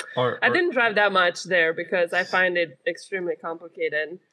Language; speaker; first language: English; non-native, fluent; Romanian